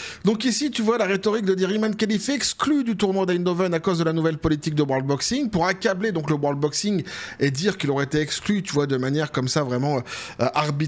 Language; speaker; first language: French; native; French